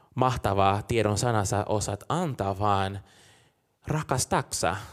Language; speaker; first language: Finnish; non-native, fluent; Portuguese